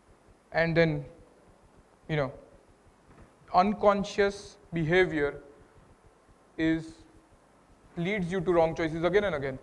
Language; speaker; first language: English; non-native, local second language; Gujarati